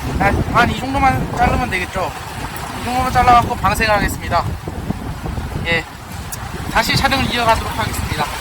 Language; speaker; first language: Korean; native; Korean